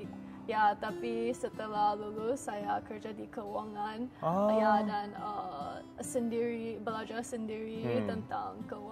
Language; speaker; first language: Indonesian; non-native, learner; Chinese